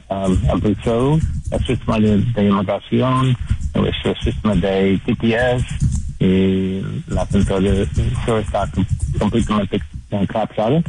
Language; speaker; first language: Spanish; non-native, learner; English